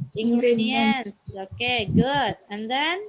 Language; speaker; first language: English; non-native, fluent; Indonesian